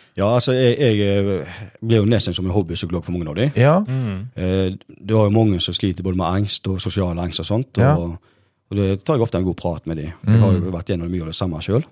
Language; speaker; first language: Norwegian; native; Norwegian